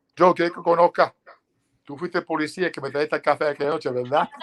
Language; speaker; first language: Spanish; early bilingual, heritage; Spanish